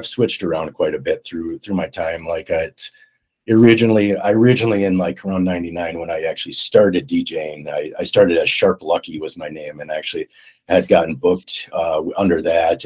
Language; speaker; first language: English; native; English